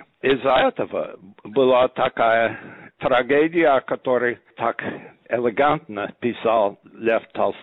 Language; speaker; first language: Russian; non-native, fluent; English